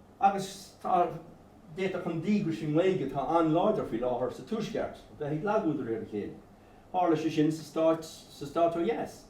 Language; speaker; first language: Irish; non-native, local second language; English